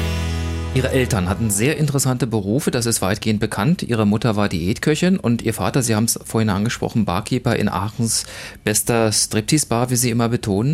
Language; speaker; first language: German; native; German